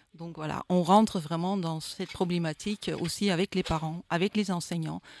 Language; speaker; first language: French; non-native, fluent; Dutch